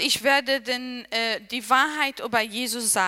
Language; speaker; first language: German; non-native, learner; Arabic